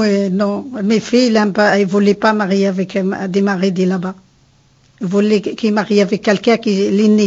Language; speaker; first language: French; non-native, learner; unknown